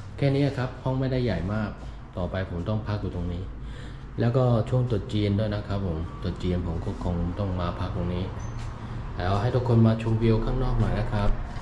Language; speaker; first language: Thai; non-native, fluent; Chinese